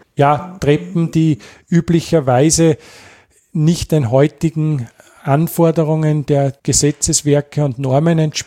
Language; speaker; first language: German; native; German